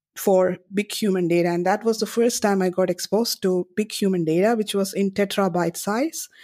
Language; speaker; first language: English; non-native, local second language; Malayalam